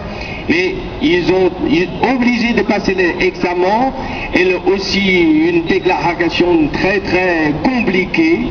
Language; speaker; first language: French; non-native, learner; Korean